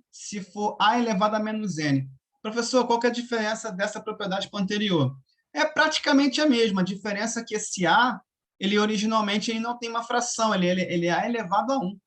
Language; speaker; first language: Portuguese; native; Portuguese